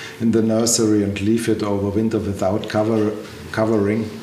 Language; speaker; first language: English; non-native, learner; German